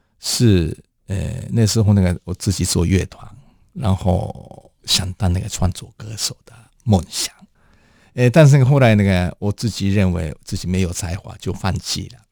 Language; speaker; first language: Chinese; non-native, fluent; Japanese